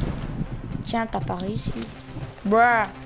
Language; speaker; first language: French; native; French